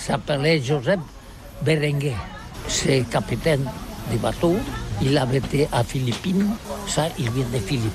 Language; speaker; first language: French; non-native, learner; Catalan